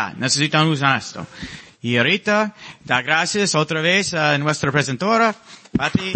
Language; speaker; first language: Spanish; non-native, learner; English